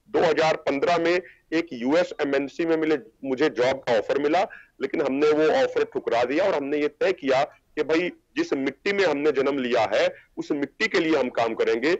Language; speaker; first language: Hindi; native; Hindi